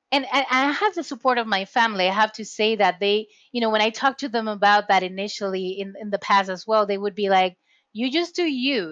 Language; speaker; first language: English; non-native, fluent; Spanish